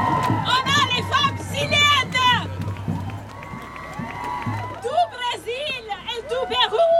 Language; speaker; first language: French; non-native, learner; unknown